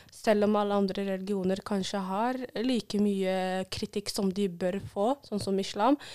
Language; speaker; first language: Norwegian; early bilingual, other home language; Somali